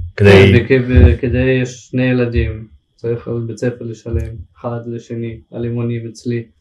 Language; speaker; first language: Hebrew; early bilingual, other home language; Ukrainian